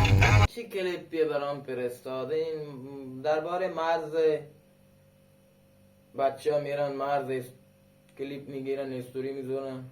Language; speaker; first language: Persian; non-native, local second language; Baluchi